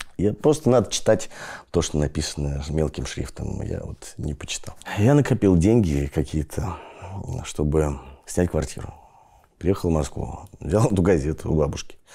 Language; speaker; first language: Russian; native; Russian